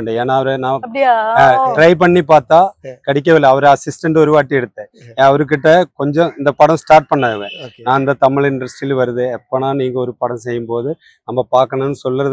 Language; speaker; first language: Tamil; non-native, learner; Malayalam